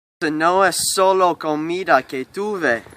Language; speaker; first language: Spanish; non-native, learner; English